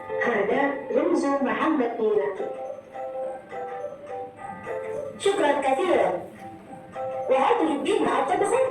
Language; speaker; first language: Arabic; non-native, learner; Indonesian